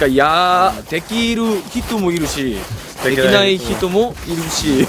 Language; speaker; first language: Japanese; non-native, fluent; Korean